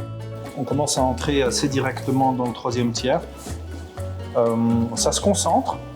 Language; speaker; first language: French; native; French